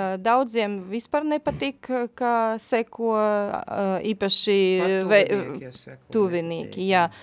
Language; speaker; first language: Latvian; non-native, local second language; Russian